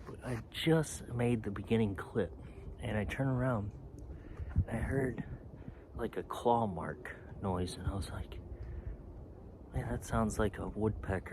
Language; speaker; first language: English; native; English